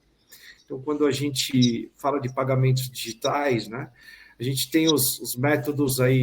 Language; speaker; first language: Portuguese; native; Portuguese